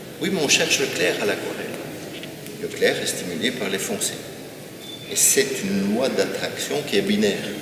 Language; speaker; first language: French; native; French